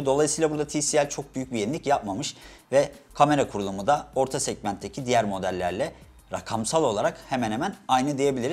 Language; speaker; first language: Turkish; native; Turkish